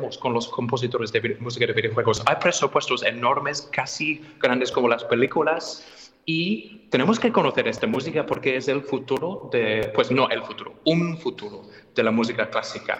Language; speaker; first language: Spanish; non-native, fluent; English